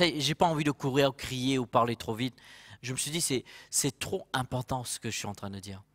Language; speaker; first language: French; non-native, local second language; Morisyen